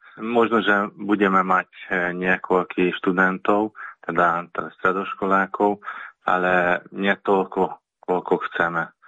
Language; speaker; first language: Slovak; early bilingual, heritage; Slovak